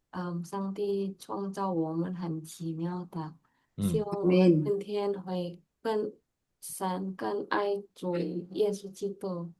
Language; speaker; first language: Chinese; non-native, learner; Indonesian